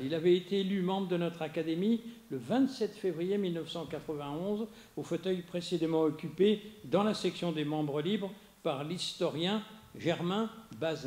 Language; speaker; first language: French; native; French